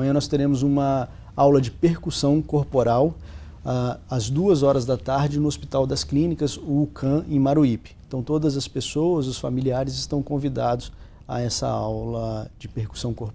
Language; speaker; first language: Portuguese; native; Portuguese